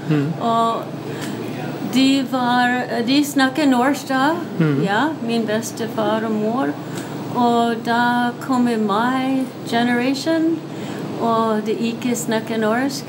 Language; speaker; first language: Norwegian; early bilingual, heritage; English